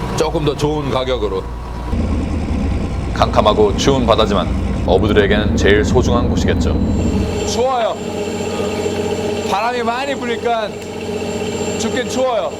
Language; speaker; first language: Korean; non-native, learner; English